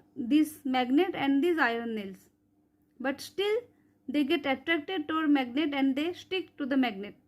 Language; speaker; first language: English; non-native, local second language; Marathi